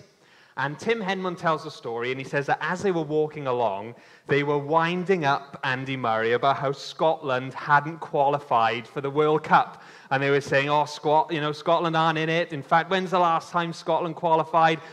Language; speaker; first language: English; native; English